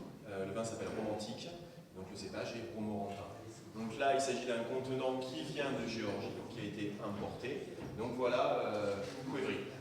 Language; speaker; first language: French; native; French